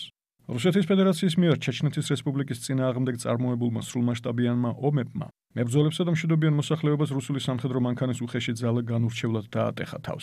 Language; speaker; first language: Georgian; native; Georgian